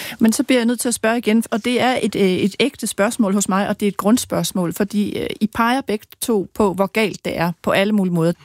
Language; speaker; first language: Danish; native; Danish